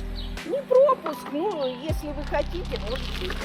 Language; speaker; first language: Russian; native; Russian